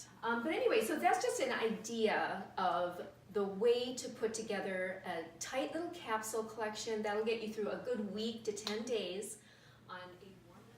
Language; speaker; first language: English; native; English